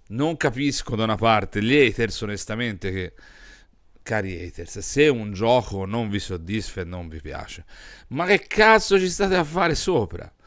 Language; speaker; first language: Italian; native; Italian